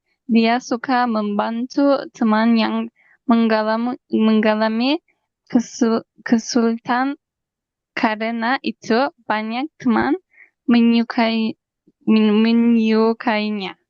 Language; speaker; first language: Indonesian; non-native, learner; Turkish